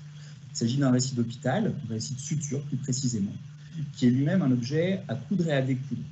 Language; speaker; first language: French; native; French